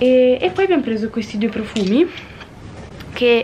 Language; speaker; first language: Italian; native; Italian